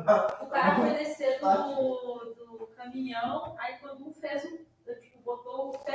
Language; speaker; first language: Portuguese; native; Portuguese